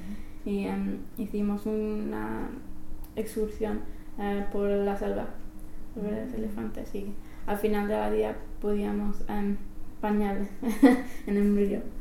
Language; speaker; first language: Spanish; non-native, fluent; English